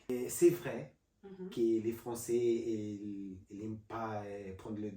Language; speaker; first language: French; non-native, learner; Portuguese